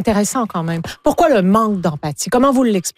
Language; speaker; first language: French; native; French